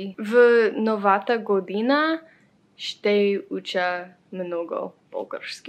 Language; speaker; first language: Bulgarian; non-native, learner; English